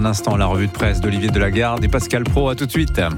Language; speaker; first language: French; native; French